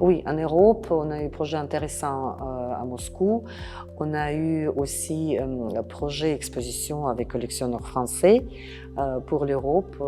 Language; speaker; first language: French; non-native, fluent; Russian